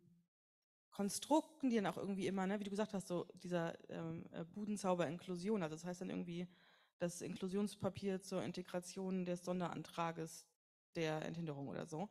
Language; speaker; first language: German; native; German